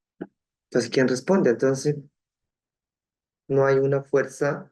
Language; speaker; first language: Spanish; non-native, local second language; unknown